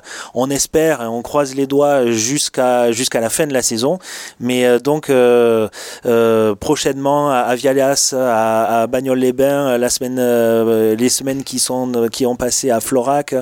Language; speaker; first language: French; native; French